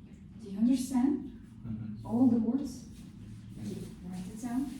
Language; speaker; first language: English; non-native, fluent; Kazakh